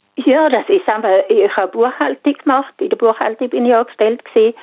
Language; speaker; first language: German; non-native, fluent; Swedish